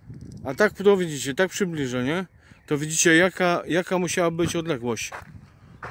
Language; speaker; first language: Polish; native; Polish